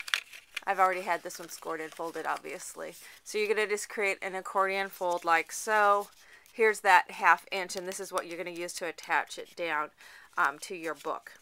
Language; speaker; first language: English; native; English